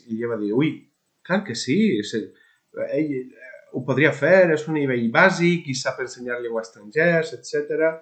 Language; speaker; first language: Catalan; non-native, local second language; Spanish